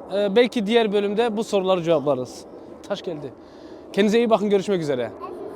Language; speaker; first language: Turkish; native; Turkish